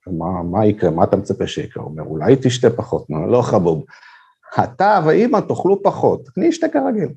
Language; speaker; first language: Hebrew; non-native, fluent; Russian